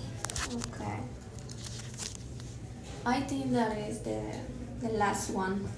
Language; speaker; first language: English; non-native, learner; Spanish